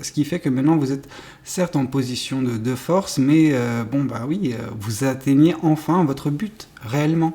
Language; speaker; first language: French; native; French